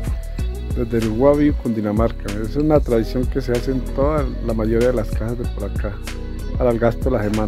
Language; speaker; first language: Spanish; native; Spanish